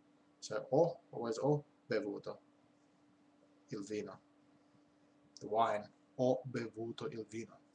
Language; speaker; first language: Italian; non-native, learner; English